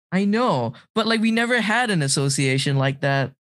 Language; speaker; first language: English; non-native, local second language; Malay